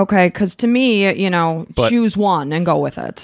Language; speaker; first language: English; native; English